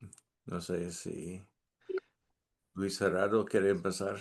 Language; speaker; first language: Spanish; non-native, fluent; English